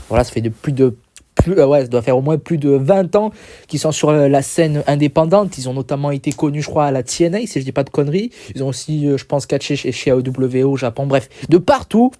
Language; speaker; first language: French; native; French